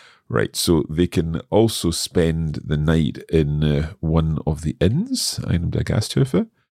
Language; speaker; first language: English; native; English